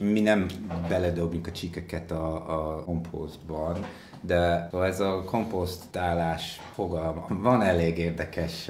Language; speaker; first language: Hungarian; non-native, fluent; English